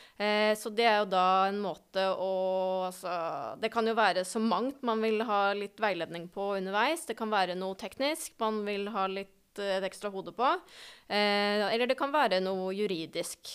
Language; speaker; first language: Norwegian; native; Norwegian